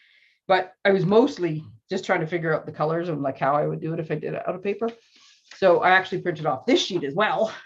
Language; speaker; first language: English; native; English